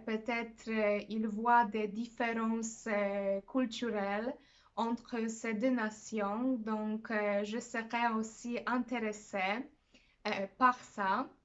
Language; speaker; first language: French; non-native, fluent; Polish